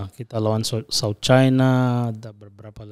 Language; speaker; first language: Indonesian; non-native, fluent; Portuguese